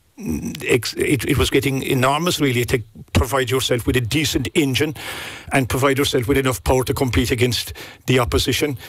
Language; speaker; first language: English; native; English